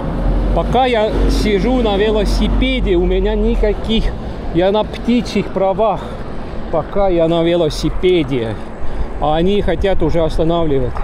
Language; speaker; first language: Russian; non-native, learner; Estonian